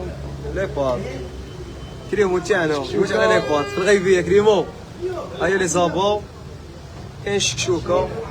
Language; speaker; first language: Arabic; native; Arabic